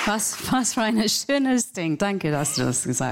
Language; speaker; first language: German; non-native, learner; English